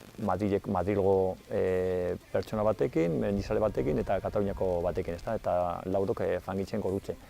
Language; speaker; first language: Basque; non-native, local second language; Spanish